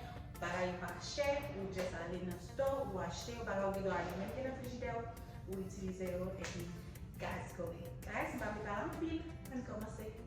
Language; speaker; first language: French; non-native, learner; Haitian Creole